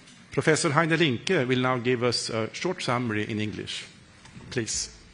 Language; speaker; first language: English; non-native, fluent; Swedish